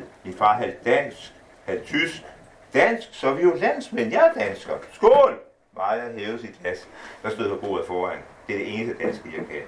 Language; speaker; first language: Danish; native; Danish